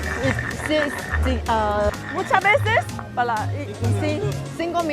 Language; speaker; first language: Spanish; non-native, learner; Chinese